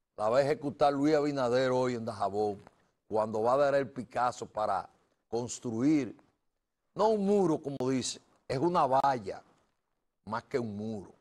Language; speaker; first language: Spanish; native; Spanish